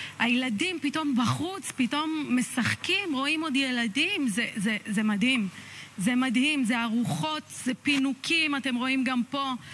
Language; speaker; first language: Hebrew; native; Hebrew